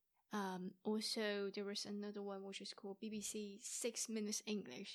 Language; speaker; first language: English; non-native, fluent; Chinese